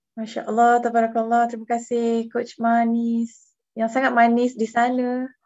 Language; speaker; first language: Malay; native; Malay